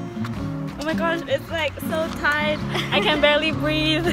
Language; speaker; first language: English; non-native, fluent; Vietnamese